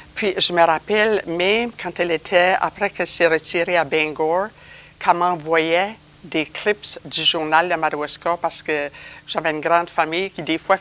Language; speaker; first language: French; native; French